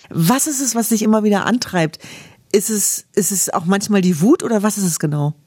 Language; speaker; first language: German; native; German